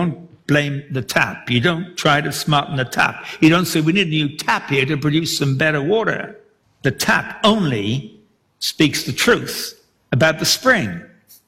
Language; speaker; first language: English; native; English